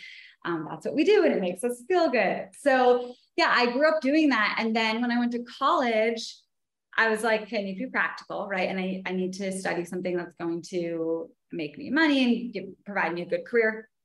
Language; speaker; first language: English; native; English